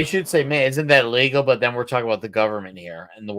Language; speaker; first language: English; native; English